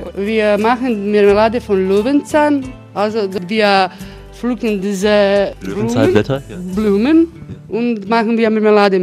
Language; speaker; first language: German; non-native, learner; Croatian